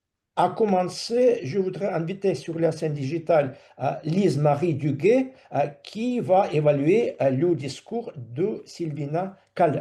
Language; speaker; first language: French; non-native, fluent; Russian